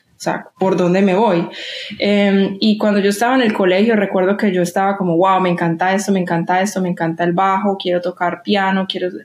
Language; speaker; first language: Spanish; native; Spanish